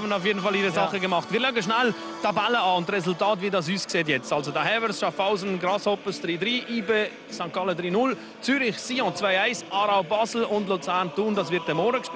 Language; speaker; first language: German; native; German